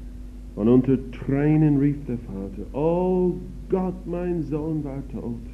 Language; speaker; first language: German; non-native, fluent; English